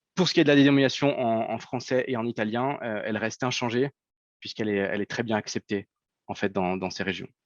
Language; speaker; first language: French; native; French